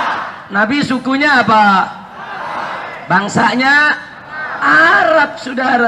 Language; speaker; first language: Indonesian; native; Indonesian